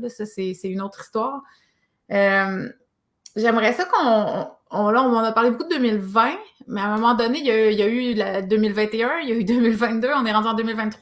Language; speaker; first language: French; native; French